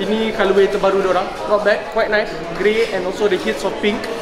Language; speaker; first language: English; non-native, local second language; Malay